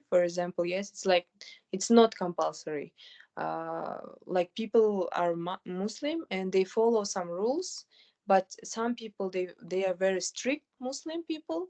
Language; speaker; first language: English; non-native, fluent; Kyrgyz